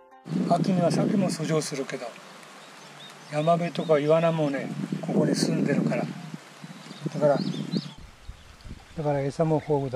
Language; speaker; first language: Japanese; native; Japanese